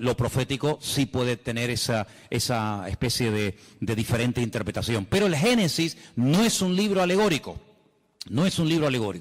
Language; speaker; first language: Spanish; native; Spanish